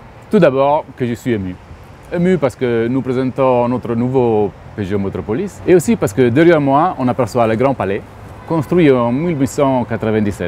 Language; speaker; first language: French; native; French